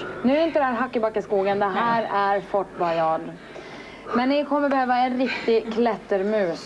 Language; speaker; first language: Swedish; native; Swedish